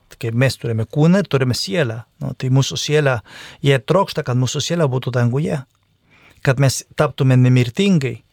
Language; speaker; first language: Lithuanian; non-native, fluent; Spanish